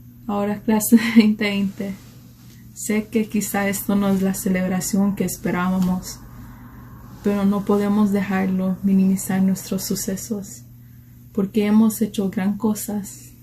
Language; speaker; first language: Spanish; early bilingual, heritage; Spanish